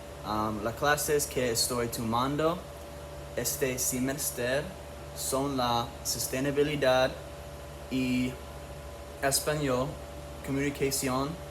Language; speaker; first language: Spanish; non-native, learner; English